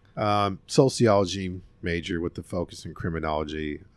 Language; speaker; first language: English; early bilingual, other home language; Hindi